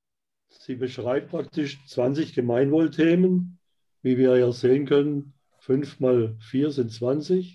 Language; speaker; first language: German; native; German